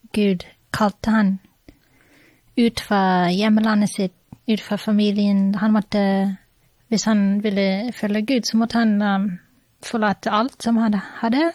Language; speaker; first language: Norwegian; non-native, fluent; English